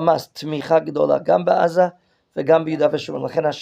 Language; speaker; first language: Hebrew; non-native, fluent; English